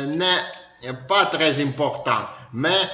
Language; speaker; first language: French; non-native, learner; Ukrainian